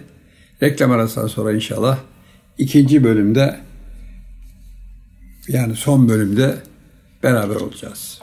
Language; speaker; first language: Turkish; native; Turkish